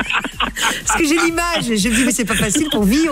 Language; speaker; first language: French; native; French